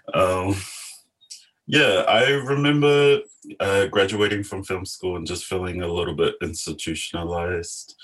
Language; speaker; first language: English; native; English